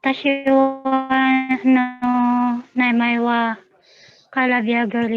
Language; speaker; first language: Japanese; non-native, learner; Filipino